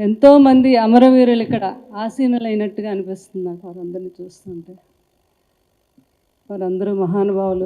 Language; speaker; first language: Telugu; native; Telugu